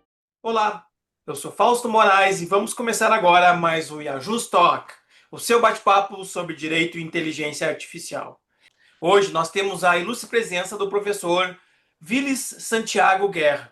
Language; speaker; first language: Portuguese; native; Portuguese